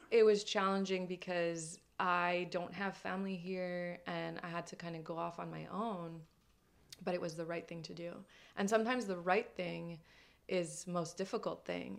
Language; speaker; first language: English; non-native, fluent; French